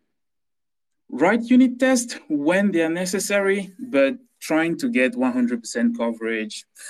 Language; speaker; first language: English; non-native, local second language; French